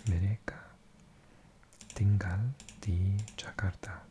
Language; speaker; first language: Indonesian; non-native, learner; English